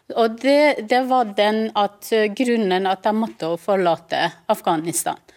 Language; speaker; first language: Norwegian; non-native, learner; Persian